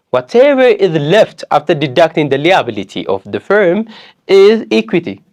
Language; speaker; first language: English; non-native, local second language; Amharic